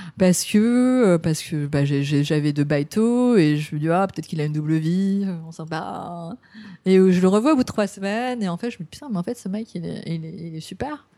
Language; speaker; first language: French; early bilingual, other home language; Cantonese